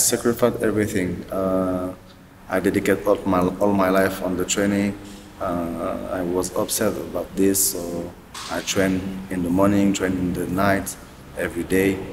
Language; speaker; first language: English; non-native, learner; French